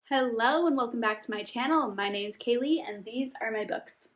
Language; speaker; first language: English; native; English